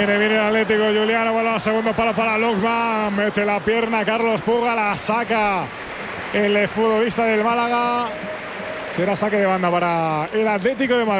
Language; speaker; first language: Spanish; native; Spanish